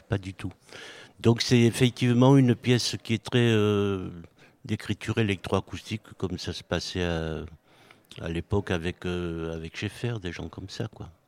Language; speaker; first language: French; native; French